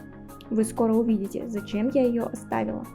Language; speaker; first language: Russian; native; Russian